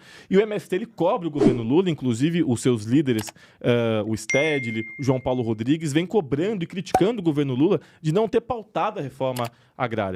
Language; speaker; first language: Portuguese; native; Portuguese